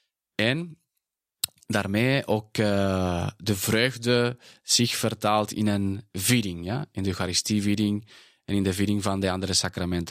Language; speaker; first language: Dutch; non-native, fluent; Spanish